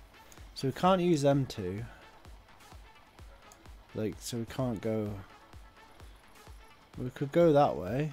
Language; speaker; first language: English; native; English